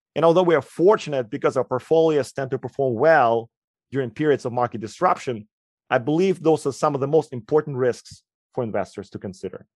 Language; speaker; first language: English; non-native, fluent; Ukrainian